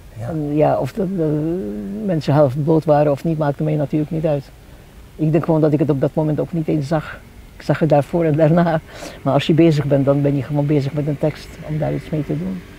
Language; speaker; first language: Dutch; non-native, fluent; Czech